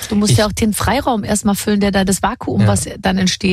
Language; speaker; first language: German; native; German